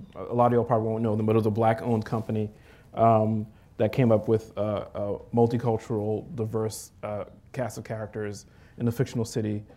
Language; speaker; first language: English; early bilingual, other home language; Haitian Creole